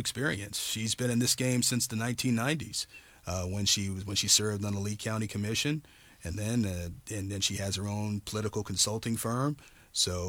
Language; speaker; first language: English; native; English